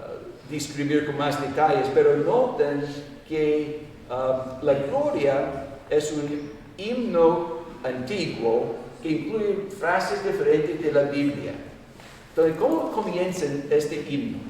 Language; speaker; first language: Spanish; non-native, fluent; English